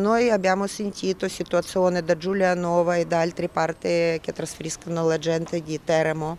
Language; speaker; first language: Italian; non-native, learner; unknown